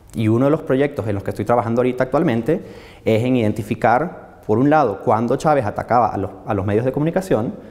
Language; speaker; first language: Spanish; native; Spanish